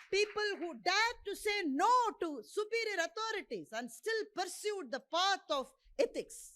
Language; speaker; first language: English; non-native, local second language; Tamil